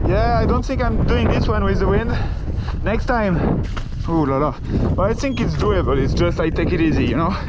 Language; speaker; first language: English; non-native, fluent; French